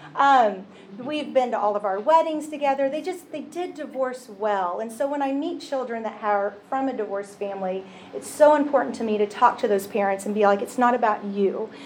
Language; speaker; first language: English; native; English